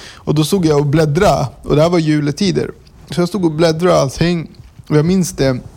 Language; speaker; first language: Swedish; early bilingual, other home language; Kurdish